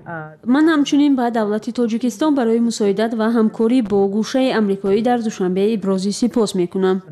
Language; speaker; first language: Persian; native; Persian